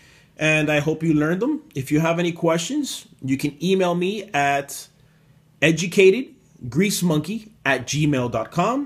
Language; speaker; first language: English; native; English